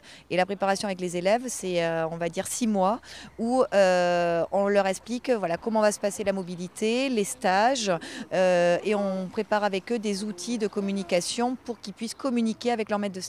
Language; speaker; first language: French; native; French